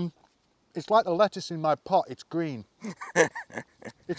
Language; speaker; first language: English; native; English